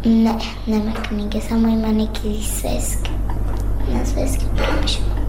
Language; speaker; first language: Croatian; non-native, learner; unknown